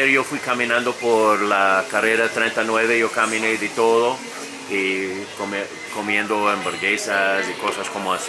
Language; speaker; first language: Spanish; non-native, learner; English